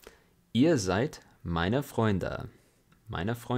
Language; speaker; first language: German; non-native, fluent; English